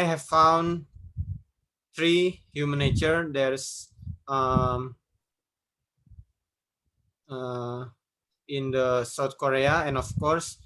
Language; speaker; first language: English; non-native, learner; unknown